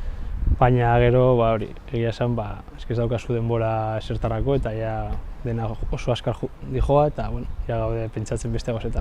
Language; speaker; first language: Basque; non-native, local second language; Spanish